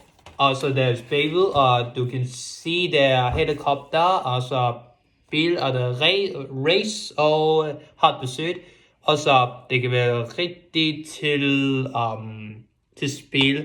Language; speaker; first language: Danish; non-native, local second language; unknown